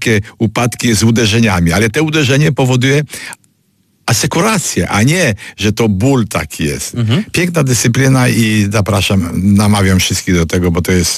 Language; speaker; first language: Polish; native; Polish